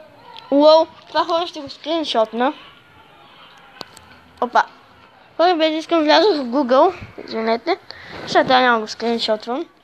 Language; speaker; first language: Bulgarian; native; Bulgarian